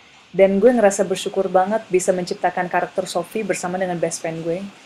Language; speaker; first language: Indonesian; non-native, fluent; English